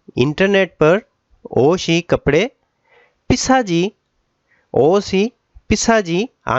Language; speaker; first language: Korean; non-native, learner; Urdu